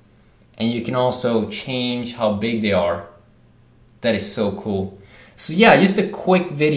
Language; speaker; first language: English; non-native, fluent; Swedish